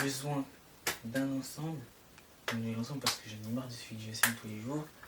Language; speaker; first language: French; native; French